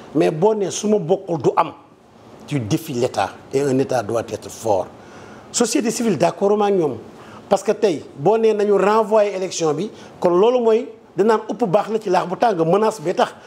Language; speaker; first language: Wolof; native; Wolof